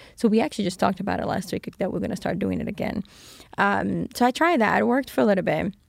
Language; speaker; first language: English; non-native, fluent; Portuguese